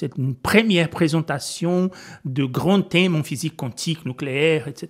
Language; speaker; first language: French; non-native, fluent; Portuguese